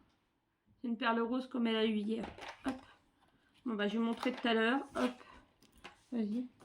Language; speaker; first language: French; native; French